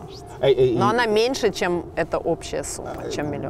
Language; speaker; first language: Russian; native; Russian